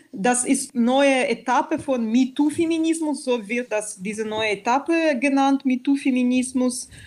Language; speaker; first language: German; non-native, fluent; Belarusian